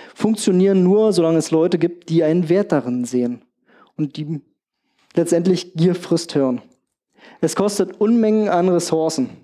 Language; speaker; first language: German; native; German